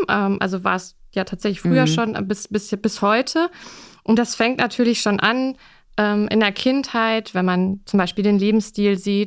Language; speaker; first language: German; native; German